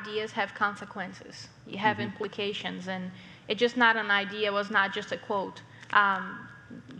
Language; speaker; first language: English; non-native, fluent; Portuguese